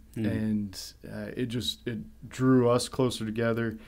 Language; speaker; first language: English; native; English